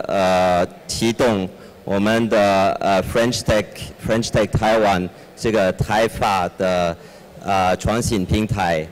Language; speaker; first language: Chinese; non-native, fluent; French